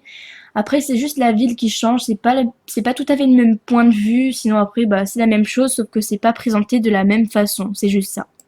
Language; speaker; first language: French; native; French